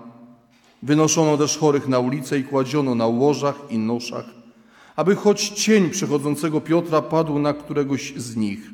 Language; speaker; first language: Polish; native; Polish